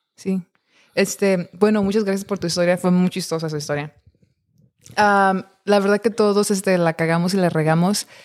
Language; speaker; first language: Spanish; early bilingual, heritage; Spanish